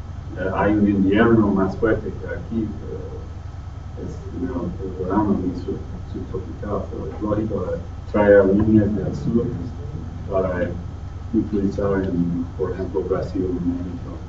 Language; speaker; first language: Spanish; non-native, learner; English